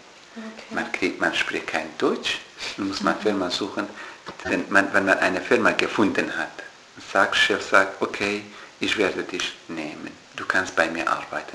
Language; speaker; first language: German; non-native, learner; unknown